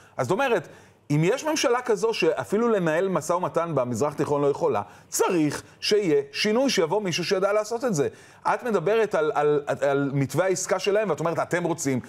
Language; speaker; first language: Hebrew; native; Hebrew